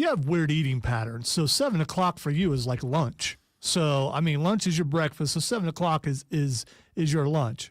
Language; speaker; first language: English; native; English